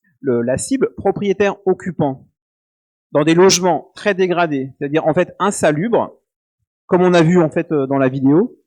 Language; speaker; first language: French; native; French